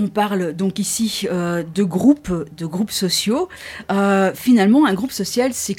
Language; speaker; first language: French; native; French